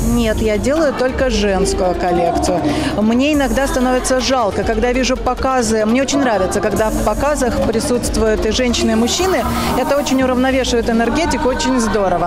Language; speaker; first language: Russian; native; Russian